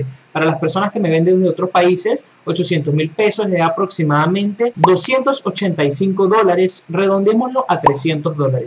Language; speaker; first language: Spanish; native; Spanish